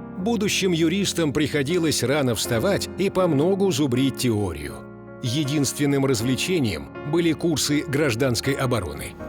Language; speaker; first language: Russian; native; Russian